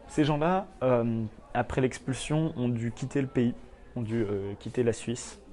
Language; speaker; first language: French; native; French